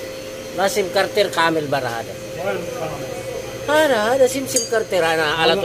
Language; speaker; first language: Arabic; non-native, learner; Filipino